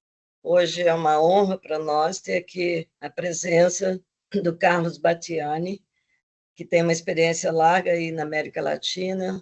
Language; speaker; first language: Portuguese; non-native, fluent; Spanish